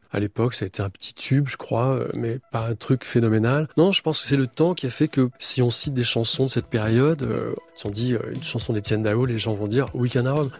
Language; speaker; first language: French; native; French